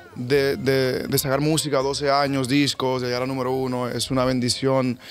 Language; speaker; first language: Spanish; early bilingual, heritage; Spanish